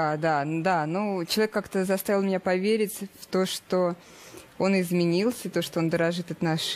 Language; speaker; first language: Russian; native; Russian